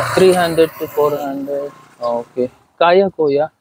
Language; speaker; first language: Filipino; non-native, learner; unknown